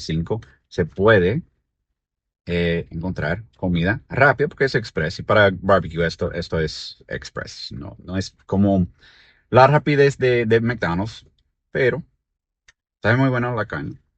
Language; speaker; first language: Spanish; early bilingual, heritage; Spanish